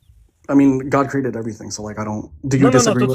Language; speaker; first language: English; early bilingual, heritage; Punjabi